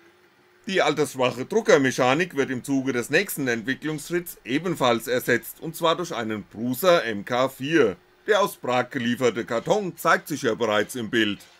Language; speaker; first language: German; native; German